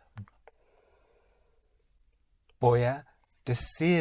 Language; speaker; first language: Spanish; non-native, learner; English